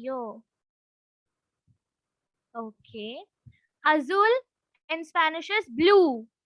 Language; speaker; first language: English; non-native, local second language; Hindi